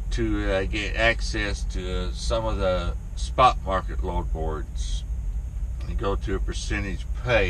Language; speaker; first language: English; native; English